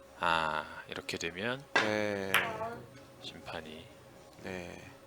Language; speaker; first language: Korean; native; Korean